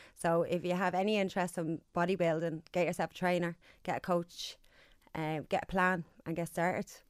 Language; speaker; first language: English; native; English